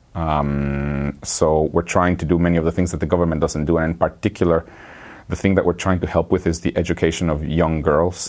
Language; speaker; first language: English; non-native, fluent; Spanish